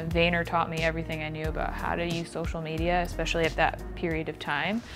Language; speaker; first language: English; native; English